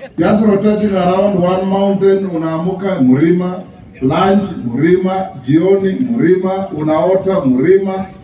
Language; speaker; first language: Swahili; non-native, local second language; Luyia